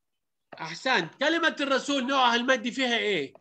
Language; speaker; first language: Arabic; native; Arabic